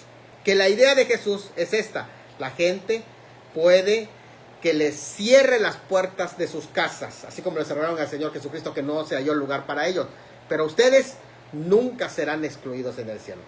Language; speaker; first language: Spanish; native; Spanish